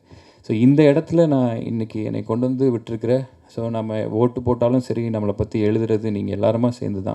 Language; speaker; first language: Tamil; native; Tamil